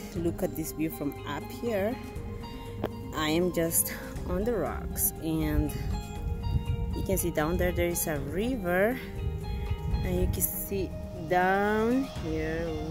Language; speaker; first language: English; non-native, fluent; Spanish